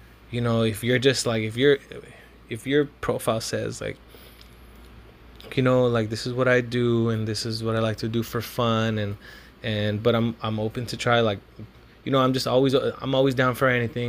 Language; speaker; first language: English; early bilingual, other home language; Spanish